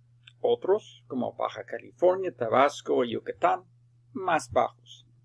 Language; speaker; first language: Spanish; non-native, fluent; English